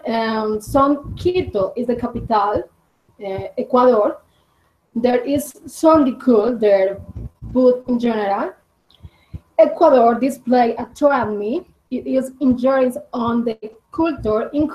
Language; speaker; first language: English; non-native, learner; Spanish